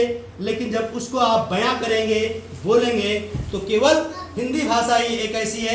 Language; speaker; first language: Hindi; native; Hindi